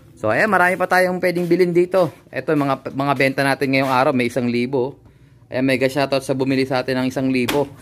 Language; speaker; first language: Filipino; native; Filipino